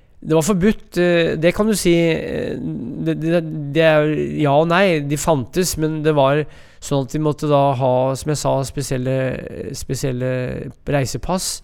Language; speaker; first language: Norwegian; native; Norwegian